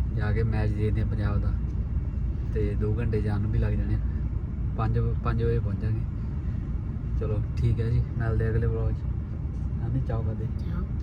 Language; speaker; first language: Punjabi; native; Punjabi